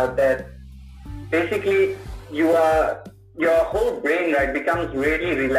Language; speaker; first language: English; non-native, local second language; Tamil